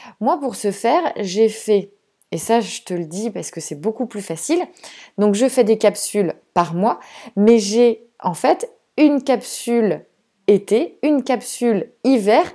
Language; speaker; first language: French; native; French